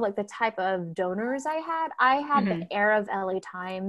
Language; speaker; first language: English; native; English